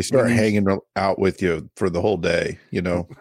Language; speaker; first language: English; native; English